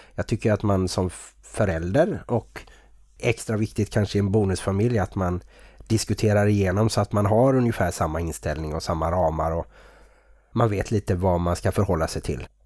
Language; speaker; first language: Swedish; native; Swedish